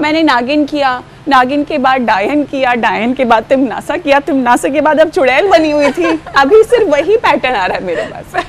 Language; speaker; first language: Hindi; native; Hindi